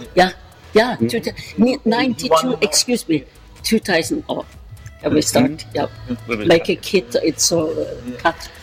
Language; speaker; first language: English; non-native, learner; Norwegian